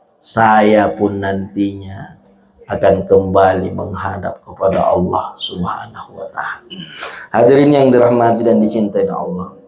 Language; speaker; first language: Indonesian; non-native, local second language; Buginese